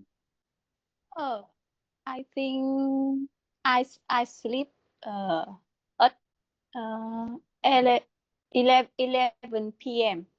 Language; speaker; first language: English; non-native, learner; Vietnamese